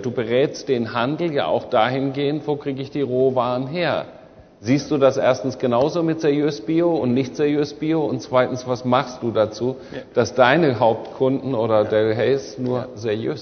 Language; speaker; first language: German; native; German